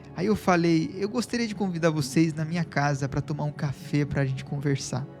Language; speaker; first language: Portuguese; non-native, fluent; Bangla